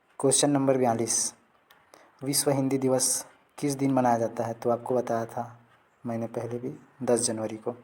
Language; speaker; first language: Hindi; native; Hindi